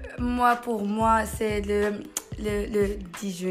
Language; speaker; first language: French; non-native, learner; Tachelhit